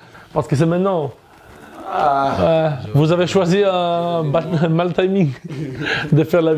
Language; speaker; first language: French; non-native, fluent; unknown